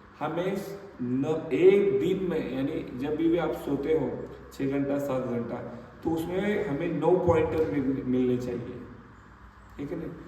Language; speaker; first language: Hindi; non-native, local second language; Marathi